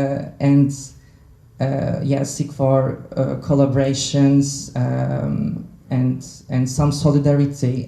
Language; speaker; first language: English; non-native, fluent; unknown